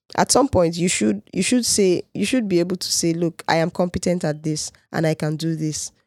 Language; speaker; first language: English; non-native, local second language; Yoruba